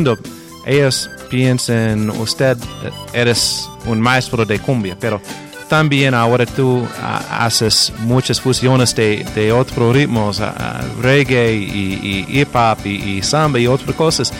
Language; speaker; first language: Spanish; non-native, learner; English